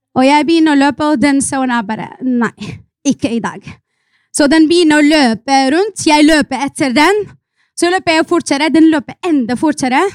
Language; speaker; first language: Norwegian; non-native, fluent; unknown